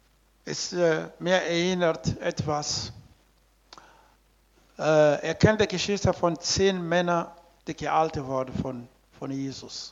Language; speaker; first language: German; non-native, learner; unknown